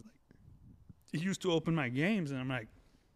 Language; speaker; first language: English; early bilingual, other home language; French